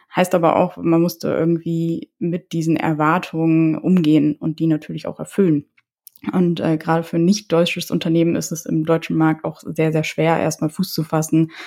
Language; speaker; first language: German; early bilingual, other home language; Polish